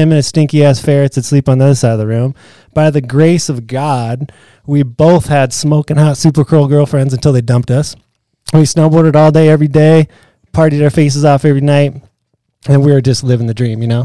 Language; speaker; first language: English; native; English